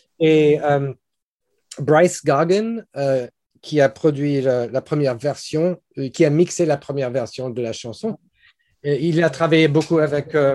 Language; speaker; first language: French; non-native, fluent; English